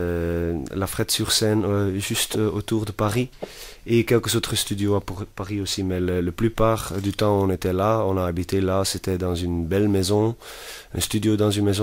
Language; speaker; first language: French; non-native, fluent; Dutch